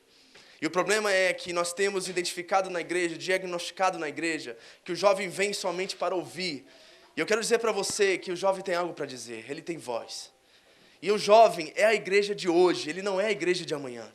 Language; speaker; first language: Portuguese; native; Portuguese